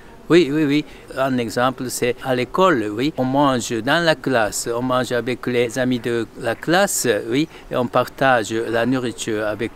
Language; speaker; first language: French; non-native, fluent; Japanese